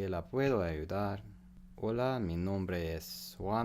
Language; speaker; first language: Spanish; non-native, learner; English